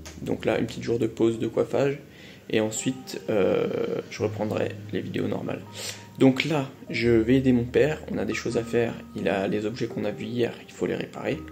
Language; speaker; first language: French; native; French